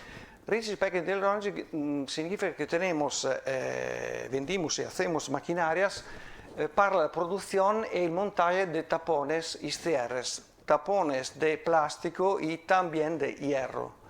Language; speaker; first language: Spanish; non-native, fluent; Italian